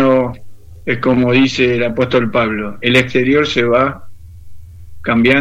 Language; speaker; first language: Spanish; native; Spanish